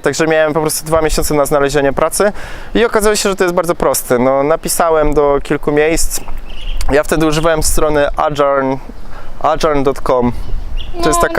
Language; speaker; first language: Polish; native; Polish